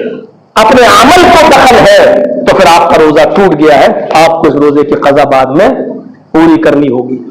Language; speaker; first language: Urdu; native; Urdu